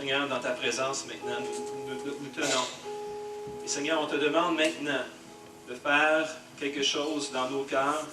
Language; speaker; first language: French; native; French